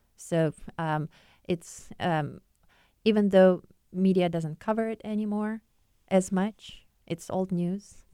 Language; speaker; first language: English; non-native, fluent; Ukrainian